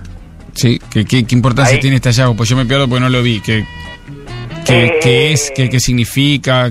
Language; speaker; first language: Spanish; native; Spanish